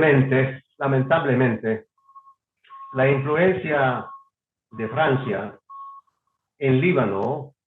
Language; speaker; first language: Spanish; non-native, fluent; Hebrew